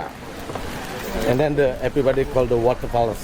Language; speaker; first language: English; non-native, learner; Indonesian